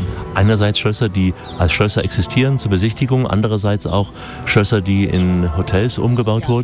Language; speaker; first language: German; native; German